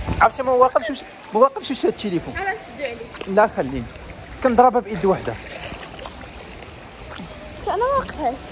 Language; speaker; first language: Arabic; native; Arabic